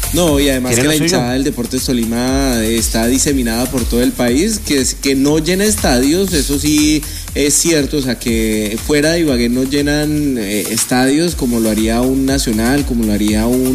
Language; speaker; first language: Spanish; native; Spanish